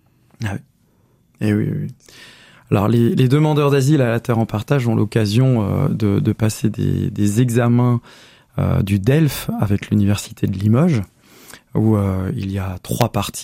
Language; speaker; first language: French; native; French